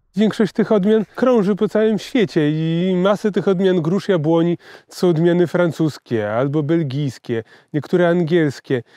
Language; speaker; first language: Polish; native; Polish